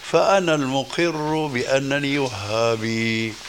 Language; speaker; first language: Arabic; early bilingual, other home language; Albanian